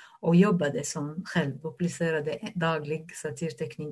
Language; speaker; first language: Swedish; non-native, fluent; Arabic